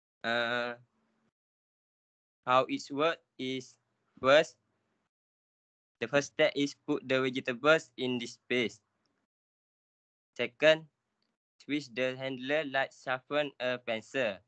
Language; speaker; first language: English; non-native, learner; Malay